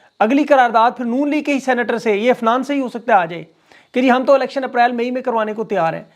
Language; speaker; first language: Urdu; native; Urdu